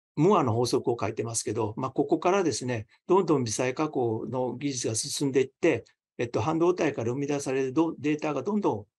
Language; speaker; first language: Japanese; native; Japanese